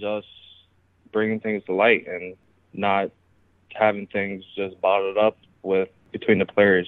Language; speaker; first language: English; native; English